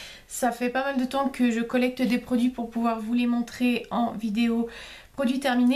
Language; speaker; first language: French; native; French